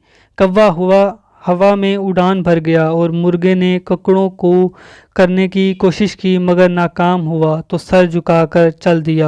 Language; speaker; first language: Urdu; native; Urdu